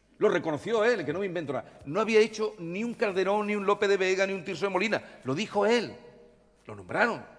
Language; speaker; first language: Spanish; native; Spanish